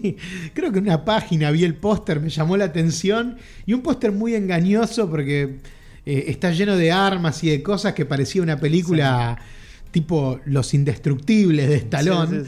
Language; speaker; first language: Spanish; native; Spanish